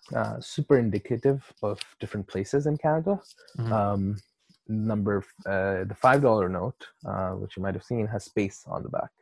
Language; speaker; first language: English; non-native, local second language; Urdu